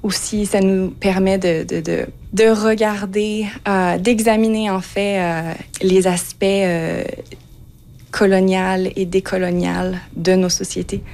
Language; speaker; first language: French; non-native, local second language; English